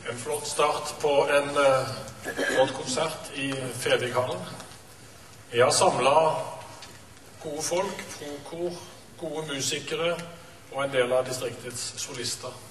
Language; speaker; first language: Norwegian; native; Norwegian